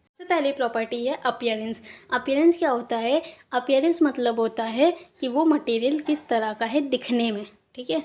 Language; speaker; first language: Hindi; native; Hindi